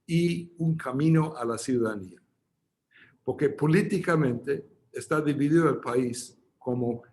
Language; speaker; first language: Spanish; non-native, fluent; English